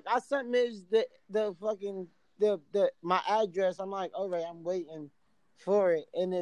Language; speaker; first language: English; native; English